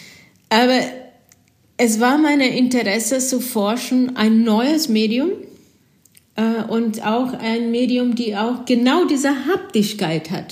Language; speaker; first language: German; non-native, fluent; Portuguese